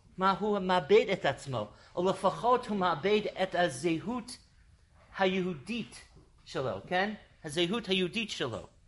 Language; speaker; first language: Hebrew; non-native, fluent; English